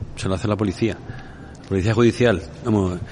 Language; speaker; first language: Spanish; native; Spanish